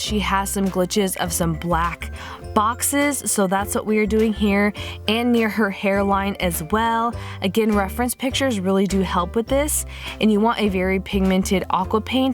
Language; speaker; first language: English; native; English